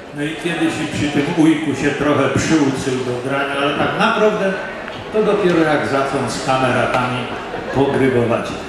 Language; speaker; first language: Polish; native; Polish